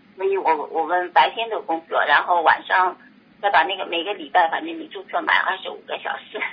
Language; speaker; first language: Chinese; native; Chinese